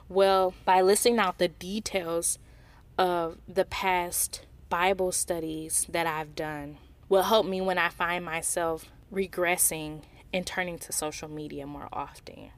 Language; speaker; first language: English; native; English